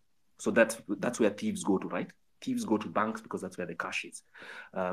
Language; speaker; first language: English; non-native, local second language; Luo (Kenya and Tanzania)